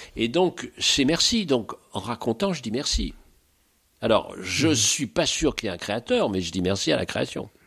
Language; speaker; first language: French; native; French